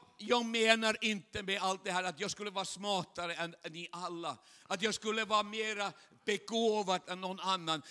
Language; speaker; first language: Swedish; non-native, fluent; Chinese